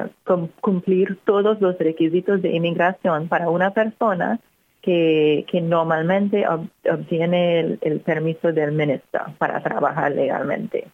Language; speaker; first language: Spanish; non-native, fluent; English